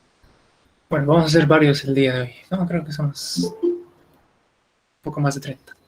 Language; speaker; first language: Spanish; native; Spanish